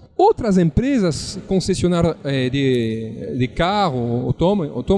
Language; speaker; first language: Portuguese; non-native, fluent; French